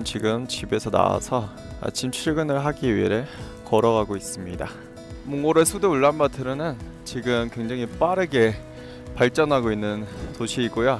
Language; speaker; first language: Korean; non-native, fluent; Mongolian